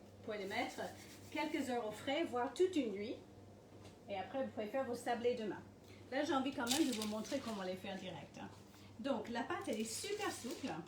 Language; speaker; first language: French; non-native, fluent; English